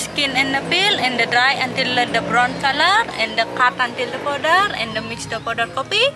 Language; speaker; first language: English; non-native, learner; Indonesian